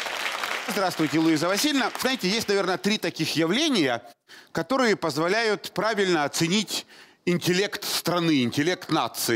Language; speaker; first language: Russian; native; Russian